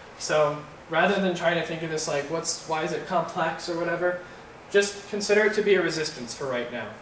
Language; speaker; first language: English; native; English